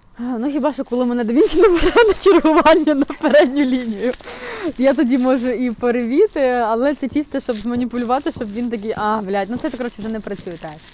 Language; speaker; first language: Ukrainian; non-native, local second language; Russian